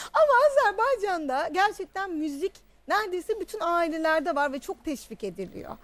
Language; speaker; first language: Turkish; native; Turkish